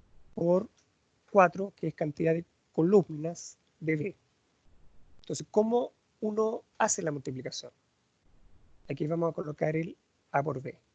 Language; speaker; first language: Spanish; native; Spanish